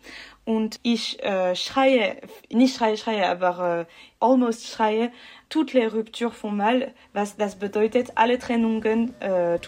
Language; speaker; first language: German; non-native, learner; French